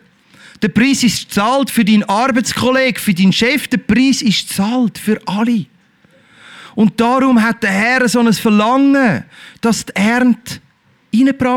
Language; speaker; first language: German; native; German